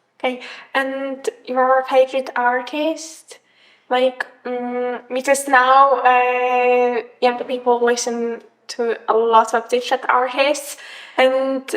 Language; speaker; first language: English; non-native, fluent; Polish